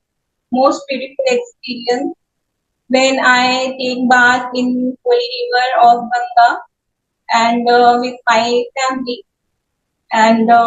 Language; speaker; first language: English; non-native, learner; Hindi